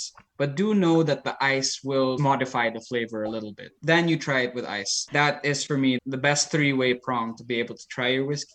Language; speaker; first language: English; non-native, local second language; Filipino